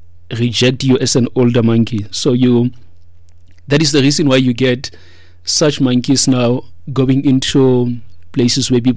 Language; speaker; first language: English; non-native, local second language; Tswana